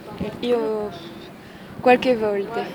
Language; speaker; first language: Italian; non-native, learner; French